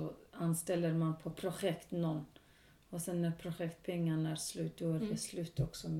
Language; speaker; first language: Swedish; non-native, local second language; Kurdish